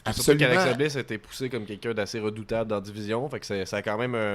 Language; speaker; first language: French; native; French